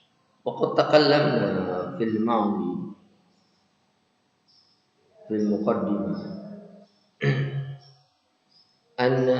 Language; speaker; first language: Arabic; non-native, fluent; Indonesian